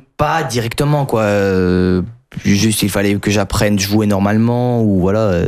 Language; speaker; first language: French; non-native, fluent; Russian